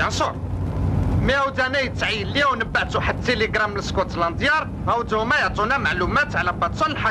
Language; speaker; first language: Arabic; native; Arabic